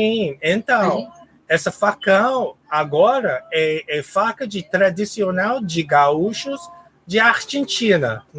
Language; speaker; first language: Portuguese; non-native, learner; English